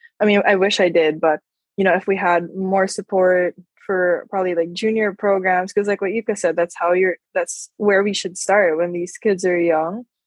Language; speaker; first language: English; non-native, local second language; Filipino